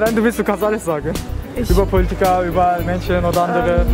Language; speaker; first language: German; non-native, fluent; Turkish